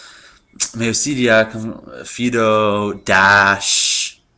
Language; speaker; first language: French; non-native, learner; English